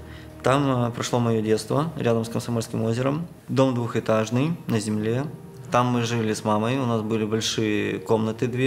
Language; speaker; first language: Russian; native; Russian